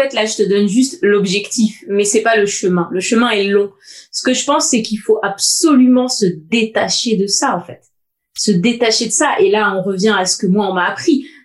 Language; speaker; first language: French; native; French